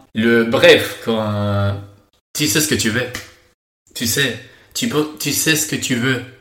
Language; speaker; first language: French; non-native, learner; Spanish